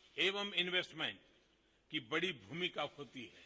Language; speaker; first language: Hindi; non-native, local second language; Gujarati